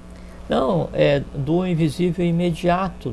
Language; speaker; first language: Portuguese; native; Portuguese